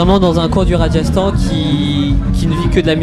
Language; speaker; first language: French; native; French